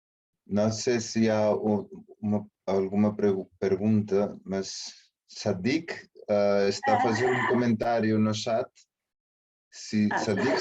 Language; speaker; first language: Portuguese; non-native, fluent; Spanish